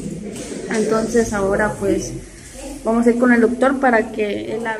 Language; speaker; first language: Spanish; native; Spanish